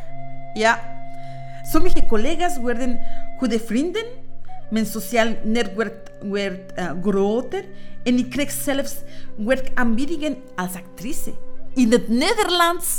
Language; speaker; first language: Dutch; non-native, fluent; Spanish